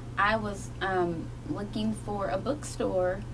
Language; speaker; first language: English; native; English